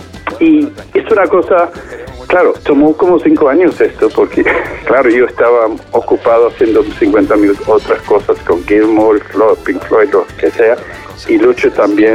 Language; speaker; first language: Spanish; non-native, fluent; English